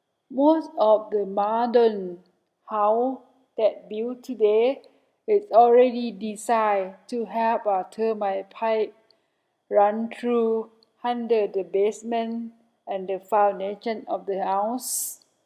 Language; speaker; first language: English; non-native, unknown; Thai